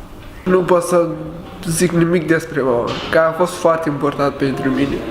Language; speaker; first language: Romanian; non-native, learner; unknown